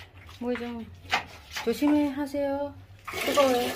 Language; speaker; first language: Korean; non-native, learner; Vietnamese